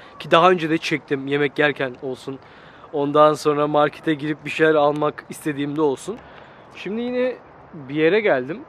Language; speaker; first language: Turkish; native; Turkish